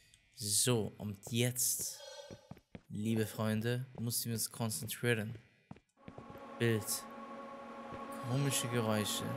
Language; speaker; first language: German; native; German